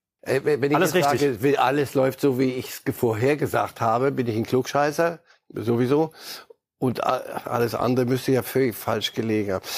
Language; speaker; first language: German; native; German